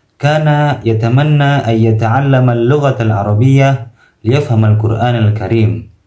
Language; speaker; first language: Arabic; non-native, learner; Indonesian